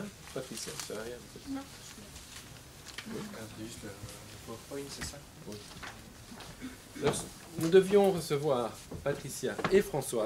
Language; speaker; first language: French; native; French